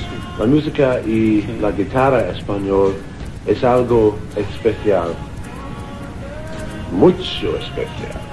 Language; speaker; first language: Spanish; non-native, learner; English